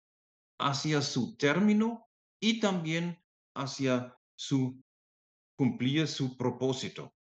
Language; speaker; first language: Spanish; non-native, fluent; German